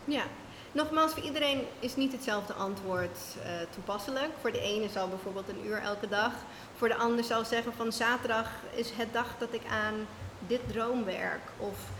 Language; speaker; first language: Dutch; non-native, fluent; English